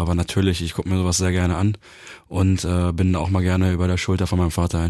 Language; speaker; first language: German; early bilingual, other home language; Turkish